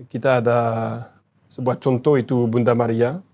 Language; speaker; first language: Indonesian; non-native, learner; French